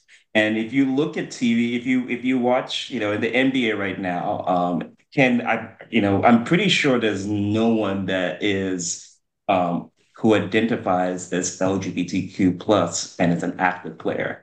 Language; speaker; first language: English; non-native, local second language; Yoruba